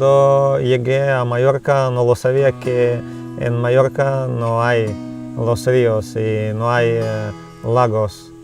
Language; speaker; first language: Spanish; non-native, learner; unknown